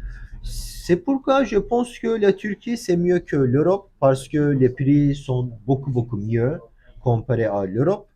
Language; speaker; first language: French; non-native, learner; Turkish